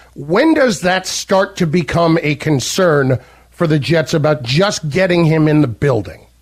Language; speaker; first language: English; native; English